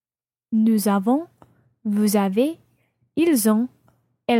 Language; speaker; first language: French; non-native, learner; English